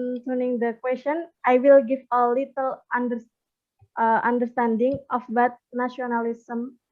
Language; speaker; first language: English; non-native, learner; Indonesian